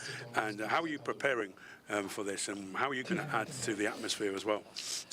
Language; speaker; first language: English; native; English